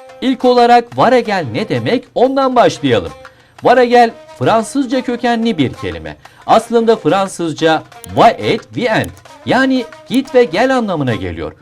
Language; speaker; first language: Turkish; native; Turkish